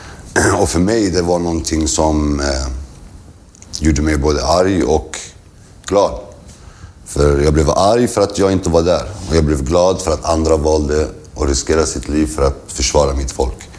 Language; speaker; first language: Swedish; early bilingual, other home language; Kurdish